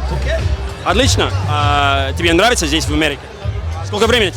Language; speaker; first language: Russian; non-native, learner; English